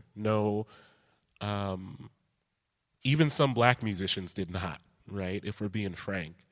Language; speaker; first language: English; native; English